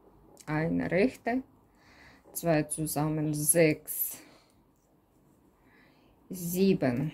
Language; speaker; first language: German; non-native, learner; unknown